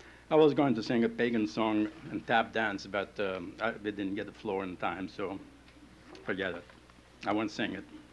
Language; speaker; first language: English; non-native, fluent; Lithuanian